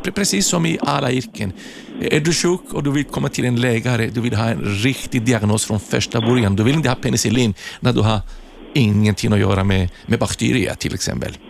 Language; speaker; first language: Swedish; non-native, fluent; Greek